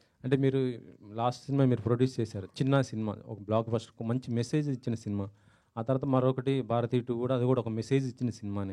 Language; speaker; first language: Telugu; native; Telugu